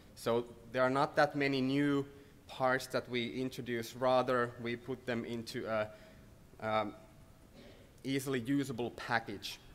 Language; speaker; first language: English; non-native, fluent; Finnish